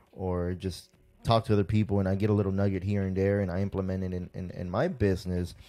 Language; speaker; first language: English; early bilingual, other home language; Spanish